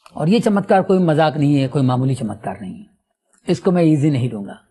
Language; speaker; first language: Hindi; non-native, local second language; Telugu